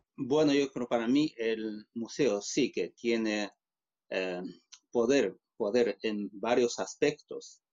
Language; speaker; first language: Spanish; non-native, fluent; Chinese